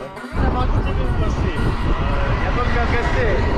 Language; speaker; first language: Russian; native; Russian